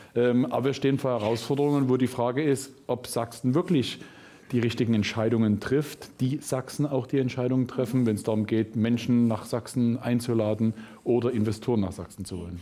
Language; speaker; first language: German; native; German